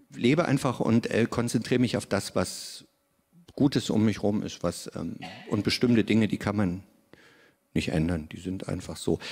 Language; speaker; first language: German; native; German